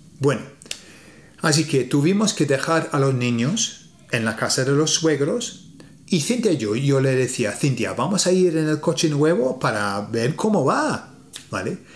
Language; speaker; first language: Spanish; non-native, fluent; English